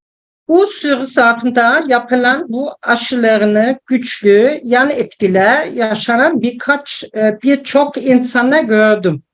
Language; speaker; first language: Turkish; non-native, learner; German